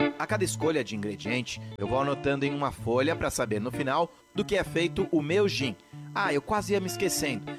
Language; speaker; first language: Portuguese; native; Portuguese